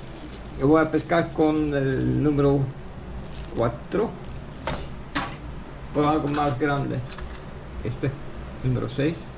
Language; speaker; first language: Spanish; non-native, fluent; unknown